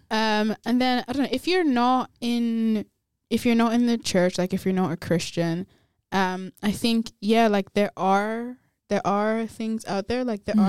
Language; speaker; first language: English; early bilingual, other home language; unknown